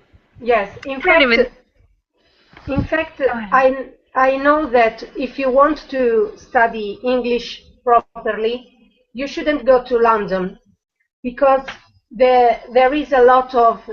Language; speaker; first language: English; non-native, learner; Italian